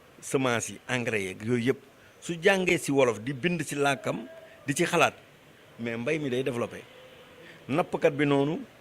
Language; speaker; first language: Wolof; non-native, local second language; Fula